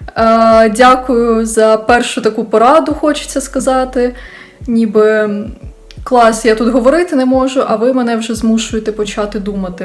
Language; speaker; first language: Ukrainian; non-native, local second language; Russian